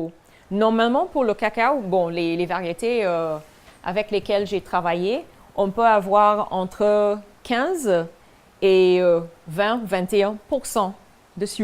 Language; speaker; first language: French; non-native, fluent; English